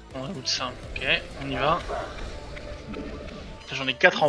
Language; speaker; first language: French; native; French